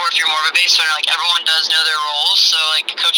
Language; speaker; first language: English; native; English